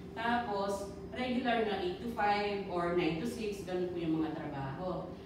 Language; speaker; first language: Filipino; non-native, local second language; Pampanga